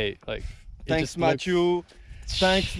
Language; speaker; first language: English; non-native, learner; French